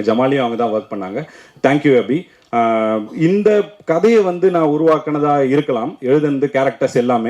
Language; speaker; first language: Tamil; native; Tamil